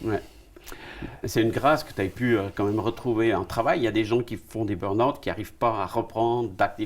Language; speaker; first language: French; native; French